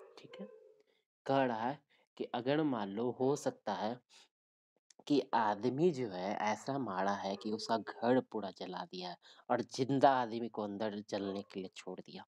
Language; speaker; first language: Hindi; native; Hindi